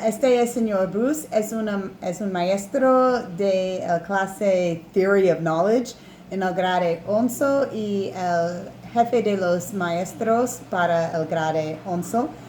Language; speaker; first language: Spanish; non-native, learner; English